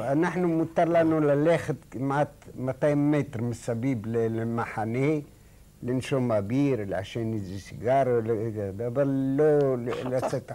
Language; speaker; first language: Hebrew; non-native, fluent; Arabic